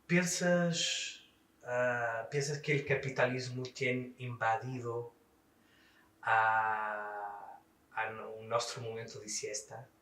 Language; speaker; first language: Spanish; non-native, fluent; Portuguese